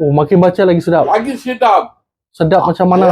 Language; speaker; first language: Malay; native; Malay